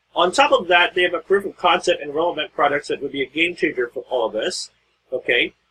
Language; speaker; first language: English; non-native, local second language; Filipino